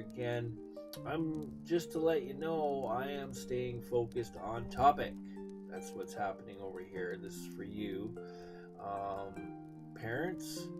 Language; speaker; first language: English; native; English